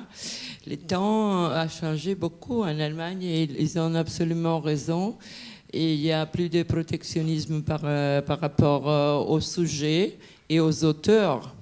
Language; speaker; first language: French; non-native, fluent; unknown